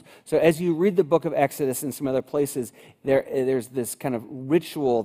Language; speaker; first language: English; native; English